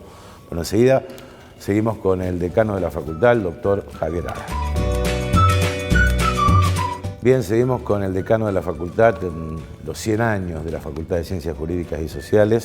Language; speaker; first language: Spanish; native; Spanish